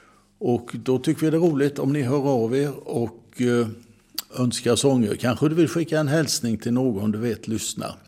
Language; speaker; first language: Swedish; native; Swedish